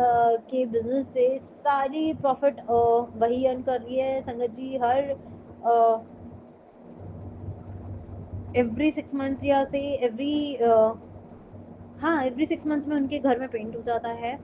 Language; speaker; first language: Hindi; native; Hindi